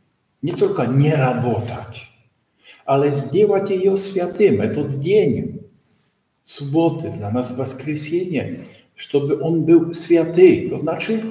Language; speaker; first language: Russian; non-native, learner; Polish